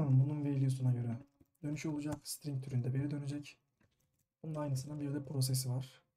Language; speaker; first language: Turkish; native; Turkish